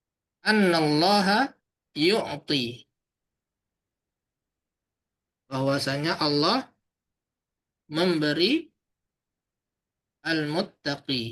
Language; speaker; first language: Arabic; non-native, fluent; Indonesian